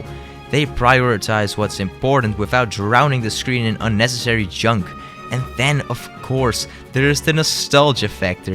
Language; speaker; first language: English; native; English